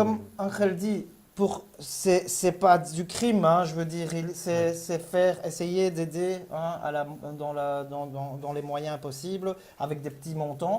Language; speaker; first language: French; native; French